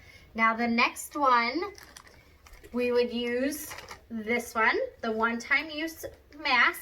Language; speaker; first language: English; native; English